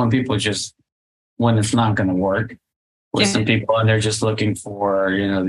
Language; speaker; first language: English; non-native, fluent; Spanish